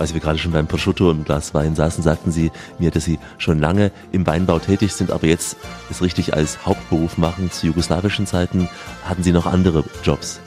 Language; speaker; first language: German; native; German